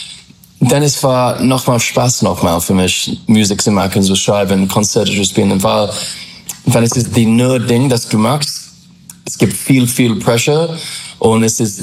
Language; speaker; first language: German; non-native, fluent; English